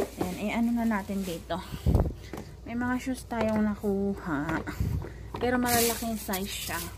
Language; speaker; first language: Filipino; non-native, local second language; Iloko